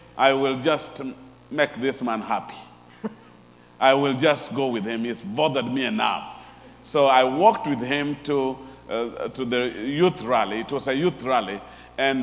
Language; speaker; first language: English; non-native, local second language; Luo (Kenya and Tanzania)